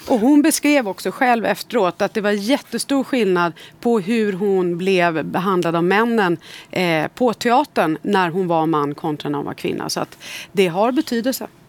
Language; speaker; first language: Swedish; native; Swedish